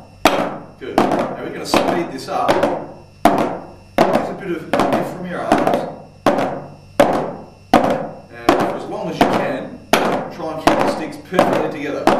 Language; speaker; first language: English; native; English